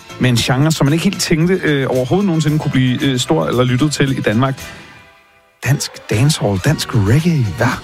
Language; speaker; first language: Danish; native; Danish